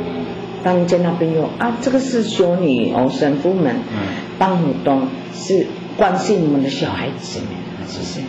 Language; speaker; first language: Chinese; non-native, learner; Filipino